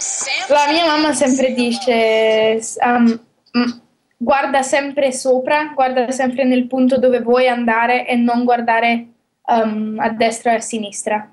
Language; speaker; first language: Italian; early bilingual, heritage; Italian